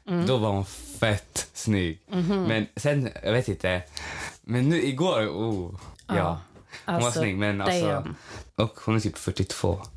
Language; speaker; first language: Swedish; native; Swedish